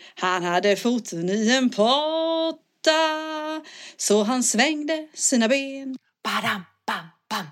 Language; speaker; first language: Swedish; native; Swedish